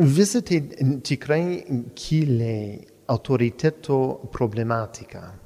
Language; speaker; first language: Lithuanian; non-native, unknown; English